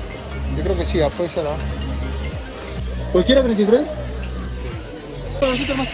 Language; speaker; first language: Spanish; native; Spanish